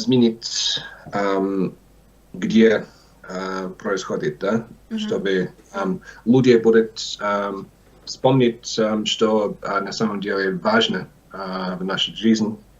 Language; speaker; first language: Russian; non-native, learner; English